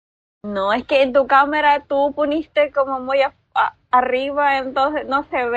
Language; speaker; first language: Spanish; non-native, learner; Filipino